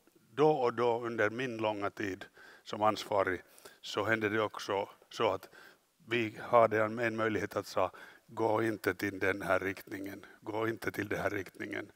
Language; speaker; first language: Swedish; non-native, local second language; Finnish